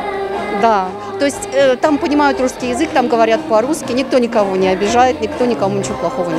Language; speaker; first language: Russian; early bilingual, other home language; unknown